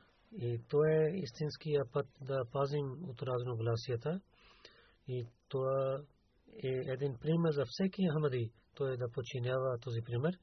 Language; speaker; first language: Bulgarian; non-native, learner; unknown